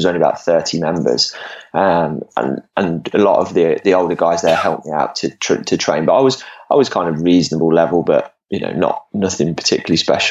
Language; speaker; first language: English; native; English